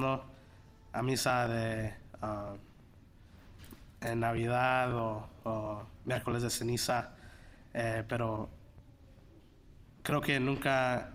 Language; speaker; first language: Spanish; early bilingual, heritage; Spanish